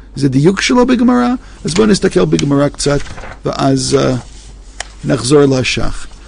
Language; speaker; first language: Hebrew; non-native, fluent; English